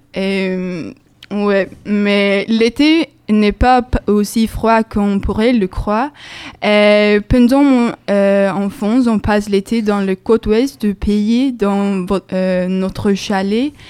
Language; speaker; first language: French; non-native, learner; Swedish